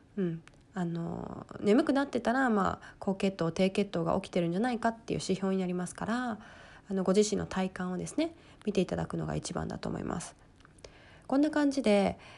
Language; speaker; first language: Japanese; native; Japanese